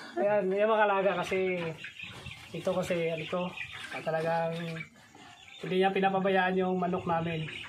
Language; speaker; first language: Filipino; native; Filipino